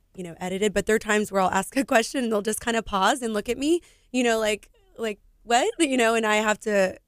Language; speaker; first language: English; native; English